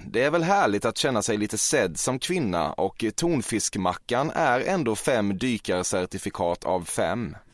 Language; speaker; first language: Swedish; native; Swedish